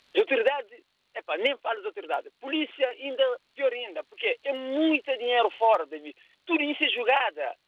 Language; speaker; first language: Portuguese; non-native, local second language; Kabuverdianu